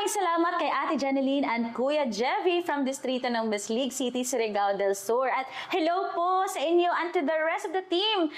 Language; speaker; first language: Filipino; non-native, local second language; Cebuano